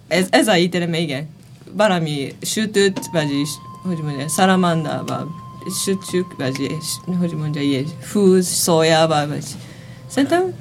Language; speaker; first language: Hungarian; non-native, learner; Japanese